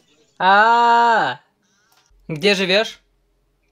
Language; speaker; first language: Russian; native; Russian